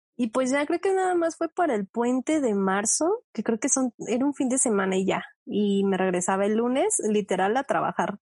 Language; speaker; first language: Spanish; native; Spanish